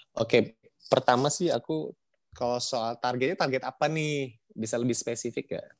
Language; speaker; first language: Indonesian; native; Indonesian